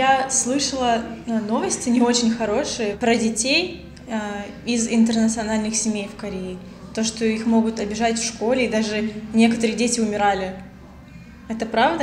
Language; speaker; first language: Russian; native; Russian